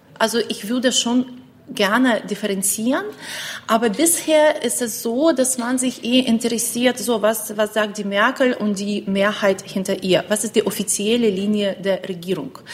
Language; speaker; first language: German; non-native, fluent; Ukrainian